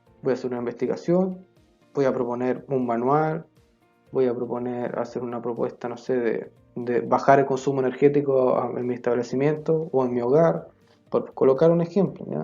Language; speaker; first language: Spanish; native; Spanish